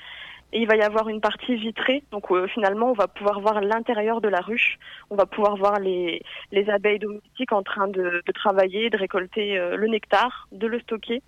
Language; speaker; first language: French; native; French